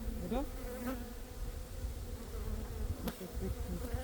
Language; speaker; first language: German; non-native, learner; Filipino